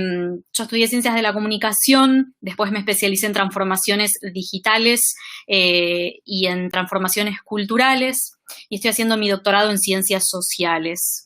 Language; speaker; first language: Spanish; native; Spanish